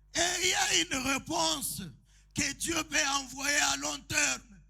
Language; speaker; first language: French; non-native, local second language; Swahili